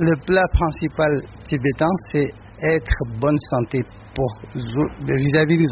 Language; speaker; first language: French; non-native, learner; Tibetan